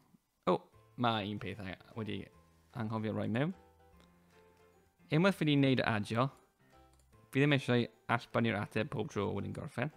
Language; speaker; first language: Welsh; native; Welsh